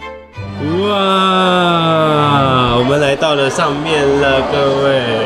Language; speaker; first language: Chinese; native; Chinese